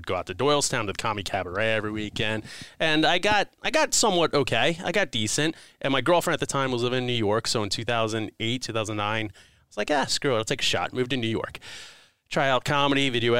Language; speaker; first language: English; native; English